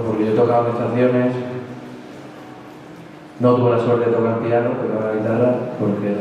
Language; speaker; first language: Spanish; native; Spanish